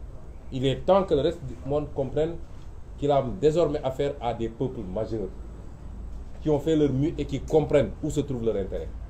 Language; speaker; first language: French; non-native, local second language; Wolof